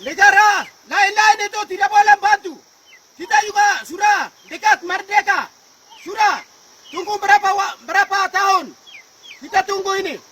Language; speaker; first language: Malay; non-native, local second language; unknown